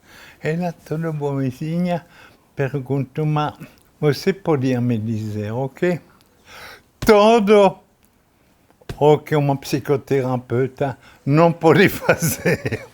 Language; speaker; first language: Portuguese; non-native, fluent; French